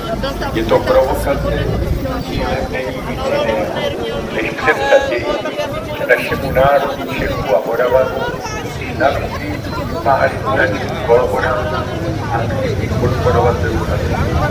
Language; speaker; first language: Czech; native; Czech